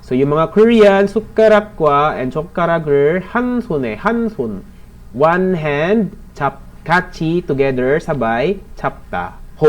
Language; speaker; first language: Korean; non-native, learner; Filipino